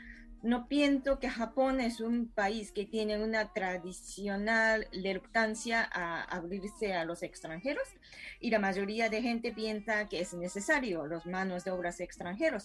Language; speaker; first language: Spanish; non-native, fluent; Japanese